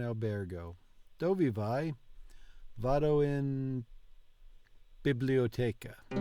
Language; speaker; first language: Italian; non-native, learner; English